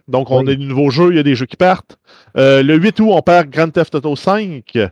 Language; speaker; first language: French; native; French